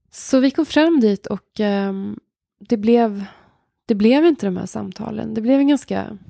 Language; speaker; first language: Swedish; native; Swedish